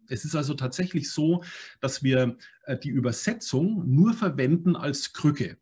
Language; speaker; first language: German; native; German